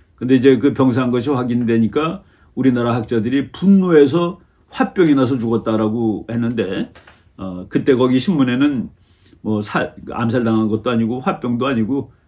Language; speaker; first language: Korean; native; Korean